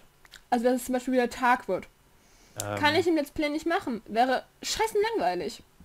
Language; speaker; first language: German; native; German